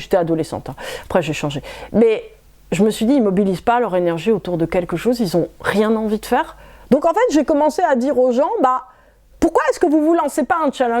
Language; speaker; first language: French; native; French